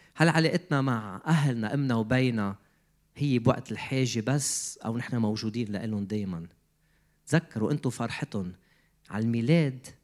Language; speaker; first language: Arabic; native; Arabic